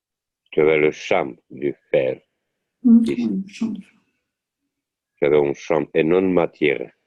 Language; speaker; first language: French; non-native, learner; Italian